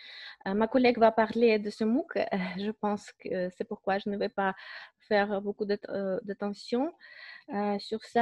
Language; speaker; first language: French; non-native, fluent; Russian